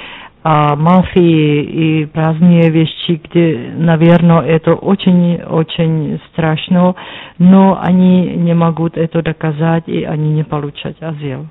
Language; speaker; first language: Russian; non-native, learner; Czech